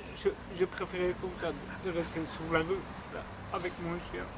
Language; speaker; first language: French; non-native, learner; Romanian